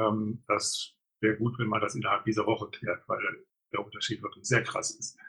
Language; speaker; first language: German; native; German